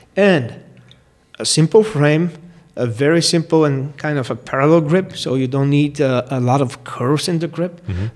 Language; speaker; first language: English; non-native, fluent; Bulgarian